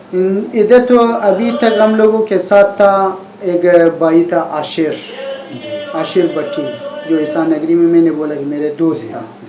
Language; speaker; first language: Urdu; non-native, learner; Persian